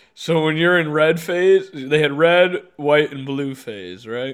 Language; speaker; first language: English; native; English